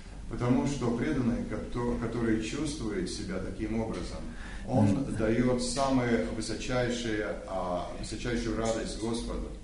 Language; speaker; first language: Russian; native; Russian